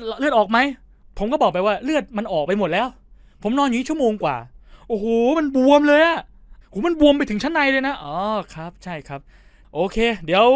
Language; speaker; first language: Thai; native; Thai